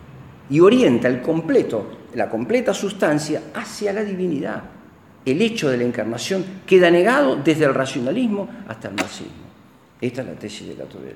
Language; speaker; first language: Spanish; native; Spanish